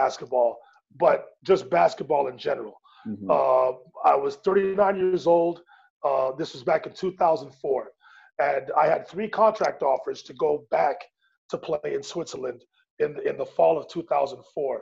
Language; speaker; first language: English; native; English